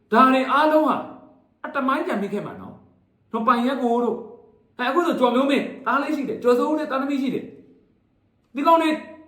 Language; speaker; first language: Burmese; native; Burmese